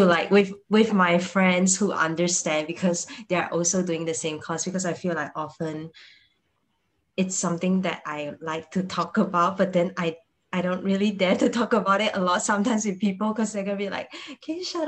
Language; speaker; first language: English; non-native, local second language; Chinese